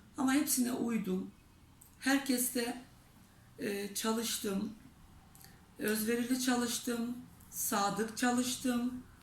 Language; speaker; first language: Turkish; native; Turkish